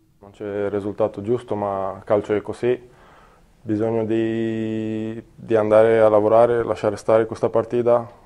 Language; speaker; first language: Italian; non-native, learner; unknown